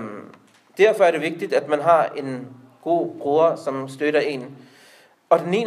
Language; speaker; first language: Danish; non-native, local second language; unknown